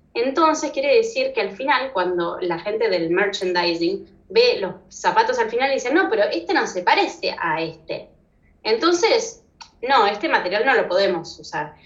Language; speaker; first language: Spanish; native; Spanish